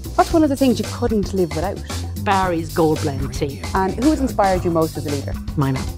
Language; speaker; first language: English; native; English